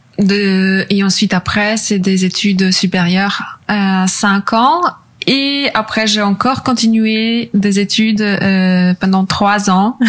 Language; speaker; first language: French; non-native, fluent; Polish